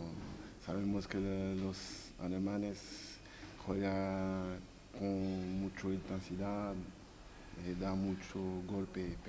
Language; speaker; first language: Spanish; non-native, learner; French